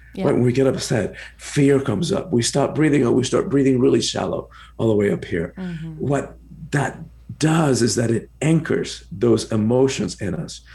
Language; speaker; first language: English; early bilingual, other home language; Spanish